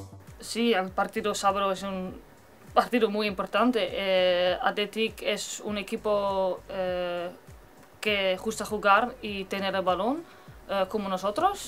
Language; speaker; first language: Spanish; non-native, learner; Dutch